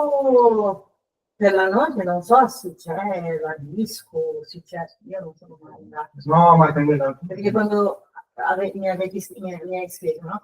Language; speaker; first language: Italian; non-native, fluent; Portuguese